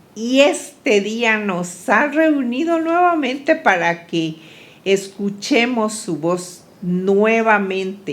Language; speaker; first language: Spanish; native; Spanish